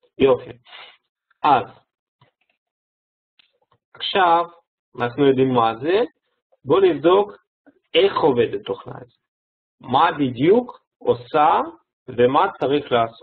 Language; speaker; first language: Hebrew; non-native, fluent; Russian